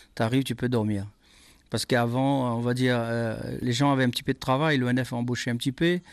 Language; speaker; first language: French; non-native, local second language; Réunion Creole French